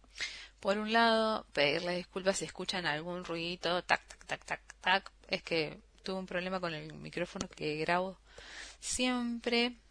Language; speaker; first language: Spanish; native; Spanish